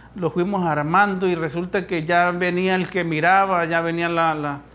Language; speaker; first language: Spanish; native; Spanish